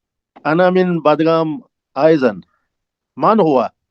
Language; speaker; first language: Arabic; non-native, learner; Kashmiri